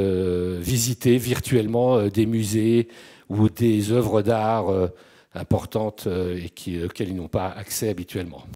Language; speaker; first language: French; native; French